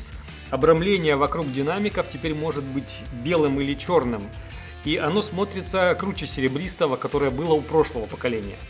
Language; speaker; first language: Russian; native; Russian